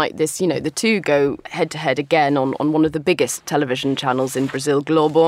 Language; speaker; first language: English; native; English